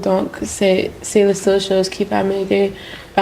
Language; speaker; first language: French; non-native, local second language; English